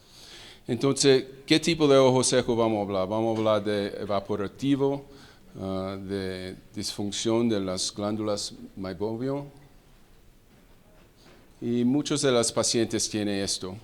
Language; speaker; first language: Spanish; early bilingual, heritage; English